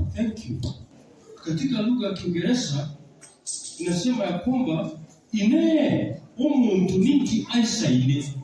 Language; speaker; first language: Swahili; non-native, local second language; Gusii